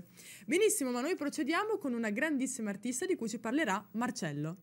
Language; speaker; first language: Italian; native; Italian